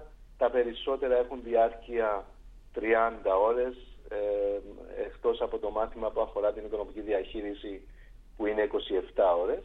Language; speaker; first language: Greek; native; Greek